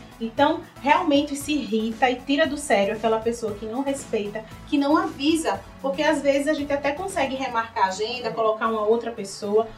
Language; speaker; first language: Portuguese; native; Portuguese